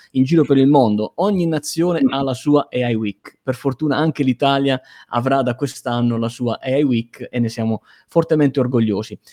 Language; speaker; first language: Italian; native; Italian